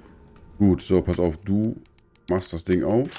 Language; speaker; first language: German; native; German